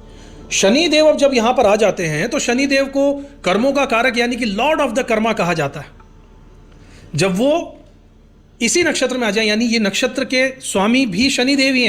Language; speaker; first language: Hindi; native; Hindi